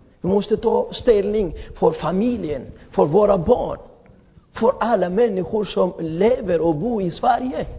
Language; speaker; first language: Swedish; non-native, fluent; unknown